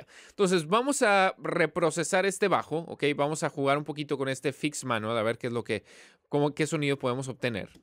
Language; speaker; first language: Spanish; native; Spanish